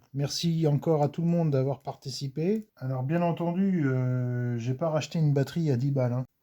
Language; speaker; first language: French; native; French